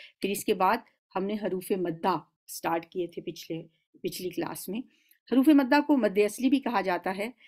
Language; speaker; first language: Urdu; native; Urdu